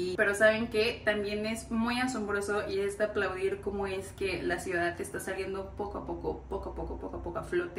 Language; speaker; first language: Spanish; native; Spanish